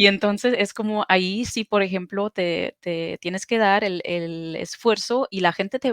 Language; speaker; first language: Spanish; non-native, fluent; German